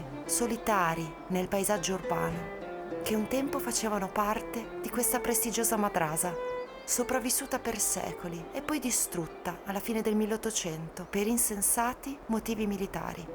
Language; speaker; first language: Italian; native; Italian